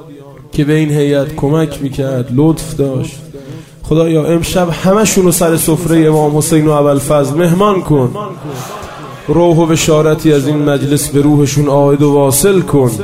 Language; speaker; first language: Persian; native; Persian